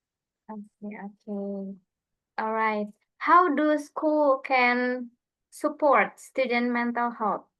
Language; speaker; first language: English; non-native, fluent; Indonesian